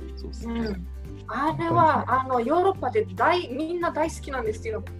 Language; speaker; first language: Japanese; non-native, fluent; Romanian